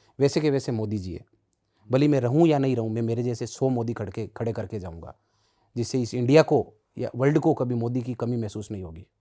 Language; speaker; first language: Hindi; native; Hindi